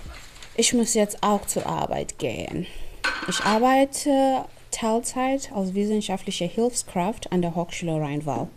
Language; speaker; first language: German; non-native, fluent; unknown